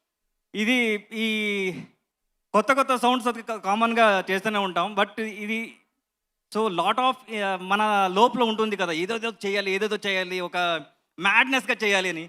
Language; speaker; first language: Telugu; non-native, learner; Kannada